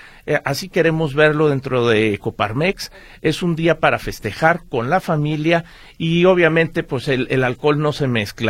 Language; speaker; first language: Spanish; native; Spanish